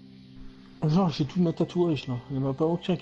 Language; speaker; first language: French; native; French